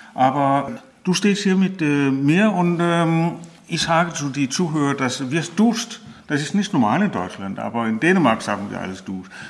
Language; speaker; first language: German; non-native, learner; Danish